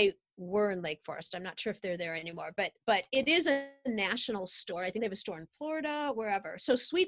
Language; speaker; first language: English; native; English